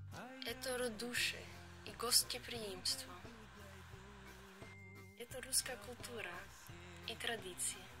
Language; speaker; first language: Russian; non-native, fluent; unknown